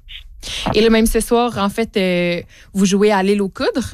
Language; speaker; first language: French; native; French